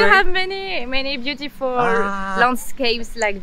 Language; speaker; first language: English; non-native, fluent; French